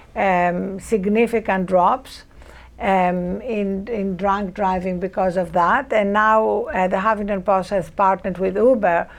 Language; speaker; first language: English; non-native, fluent; Greek